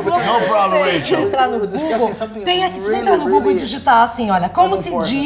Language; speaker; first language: Portuguese; native; Portuguese